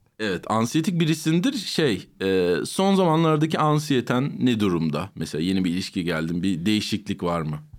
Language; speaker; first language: Turkish; native; Turkish